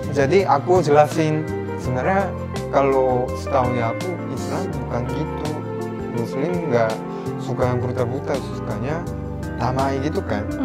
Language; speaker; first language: Indonesian; non-native, fluent; Korean